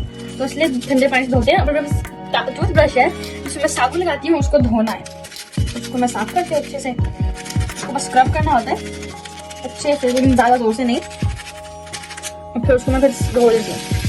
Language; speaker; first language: Hindi; early bilingual, heritage; Hindi